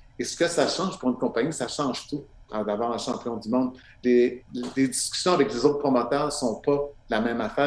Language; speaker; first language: French; native; French